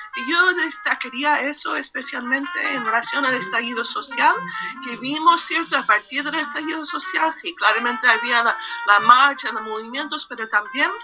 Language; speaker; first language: Spanish; non-native, fluent; English